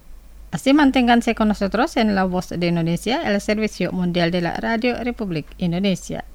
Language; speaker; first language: Spanish; non-native, fluent; Indonesian